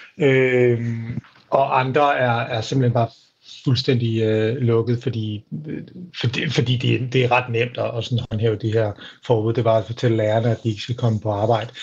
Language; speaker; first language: Danish; native; Danish